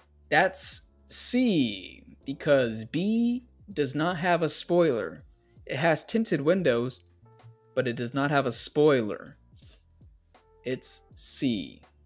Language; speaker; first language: English; native; English